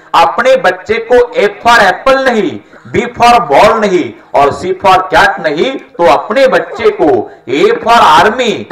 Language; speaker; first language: Hindi; non-native, local second language; Marathi